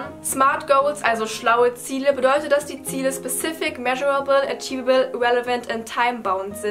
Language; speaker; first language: German; native; German